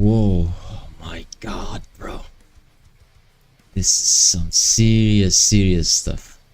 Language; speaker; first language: English; non-native, local second language; Arabic